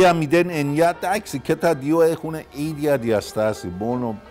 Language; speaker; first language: Greek; non-native, learner; Persian